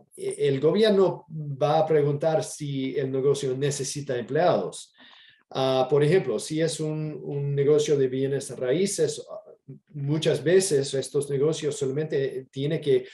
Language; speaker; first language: Spanish; non-native, fluent; English